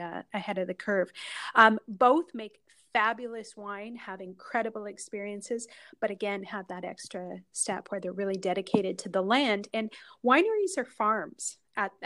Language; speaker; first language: English; native; English